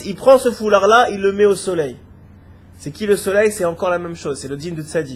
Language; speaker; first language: French; native; French